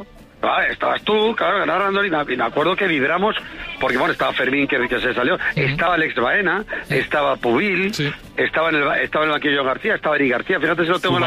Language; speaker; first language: Spanish; native; Spanish